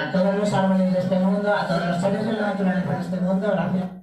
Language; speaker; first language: Spanish; native; Spanish